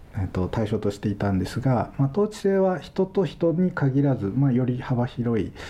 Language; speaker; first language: Japanese; native; Japanese